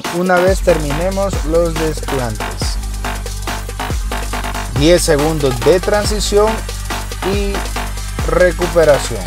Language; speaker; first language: Spanish; native; Spanish